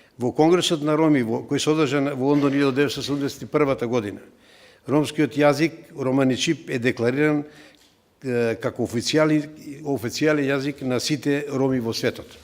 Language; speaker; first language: Macedonian; non-native, local second language; Romany